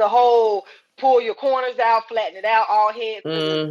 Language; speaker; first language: English; native; English